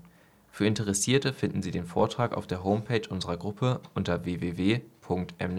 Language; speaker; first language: German; native; German